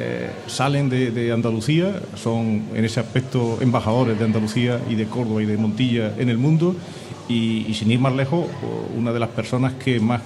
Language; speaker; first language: Spanish; native; Spanish